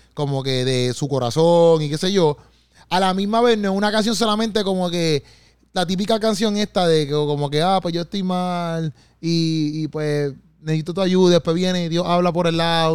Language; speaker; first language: Spanish; native; Spanish